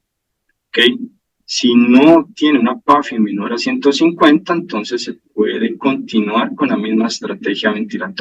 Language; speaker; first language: Spanish; native; Spanish